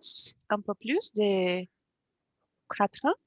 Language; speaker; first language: French; non-native, learner; Portuguese